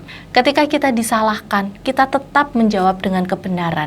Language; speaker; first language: Indonesian; native; Indonesian